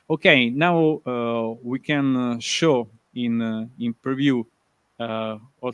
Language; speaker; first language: English; non-native, learner; Italian